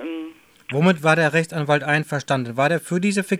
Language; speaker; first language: German; native; German